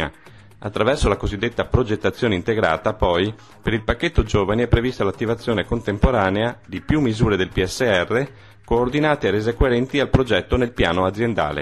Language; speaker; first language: Italian; native; Italian